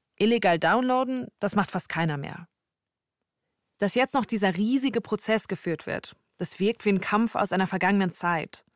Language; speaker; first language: German; native; German